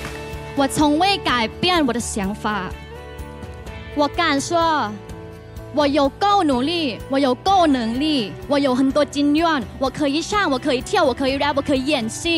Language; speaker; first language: Chinese; non-native, learner; Thai